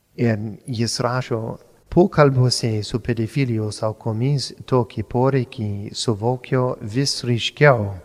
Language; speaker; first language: Lithuanian; non-native, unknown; English